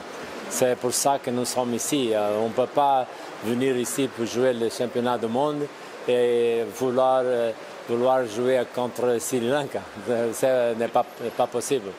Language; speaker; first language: French; non-native, fluent; Portuguese